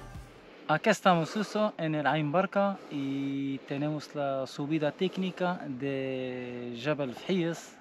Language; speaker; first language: Spanish; non-native, fluent; Arabic